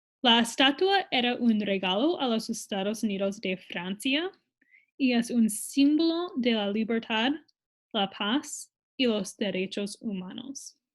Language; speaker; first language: Spanish; non-native, fluent; English